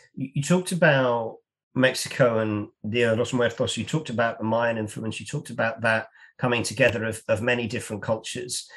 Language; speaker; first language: English; native; English